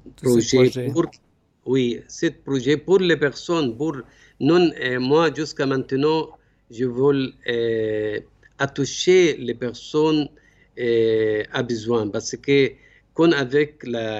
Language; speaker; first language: French; non-native, learner; Arabic